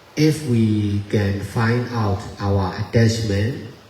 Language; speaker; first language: English; non-native, fluent; Burmese